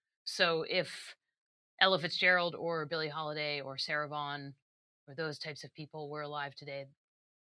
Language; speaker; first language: English; native; English